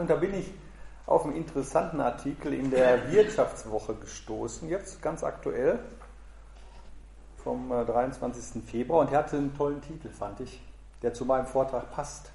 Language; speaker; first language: German; native; German